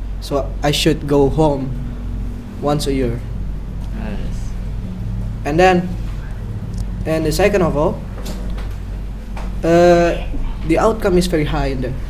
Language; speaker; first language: English; non-native, learner; Indonesian